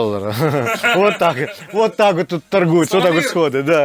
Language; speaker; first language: Russian; native; Russian